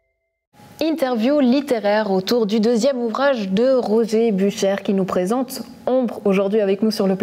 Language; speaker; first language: French; native; French